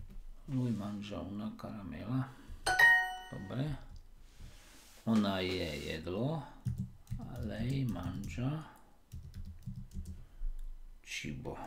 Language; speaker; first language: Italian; non-native, learner; Slovak